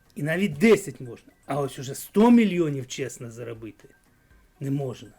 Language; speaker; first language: Ukrainian; native; Ukrainian